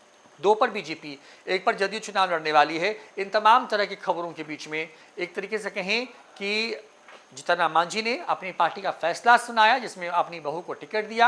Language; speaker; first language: Hindi; native; Hindi